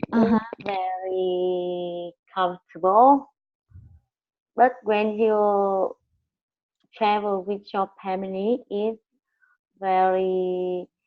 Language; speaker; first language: English; non-native, learner; Vietnamese